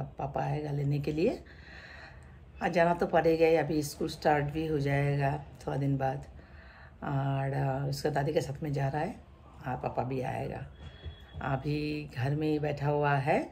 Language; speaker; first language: Hindi; non-native, local second language; Bangla